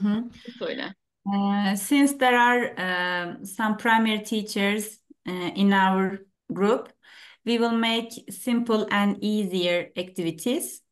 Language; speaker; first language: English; non-native, fluent; Turkish